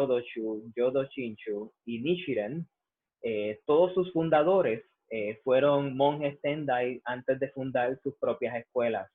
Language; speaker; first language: Spanish; native; Spanish